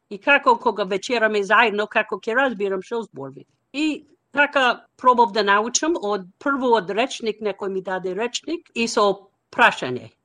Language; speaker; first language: Macedonian; non-native, learner; English